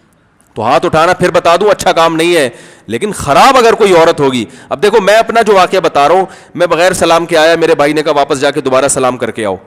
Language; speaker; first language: Urdu; native; Urdu